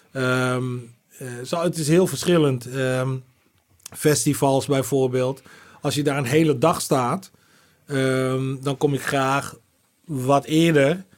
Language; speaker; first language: Dutch; native; Dutch